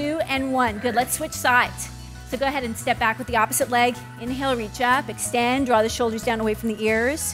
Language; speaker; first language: English; native; English